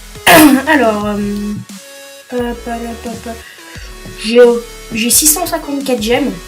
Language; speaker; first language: French; native; French